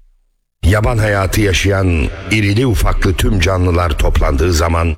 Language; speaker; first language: Turkish; native; Turkish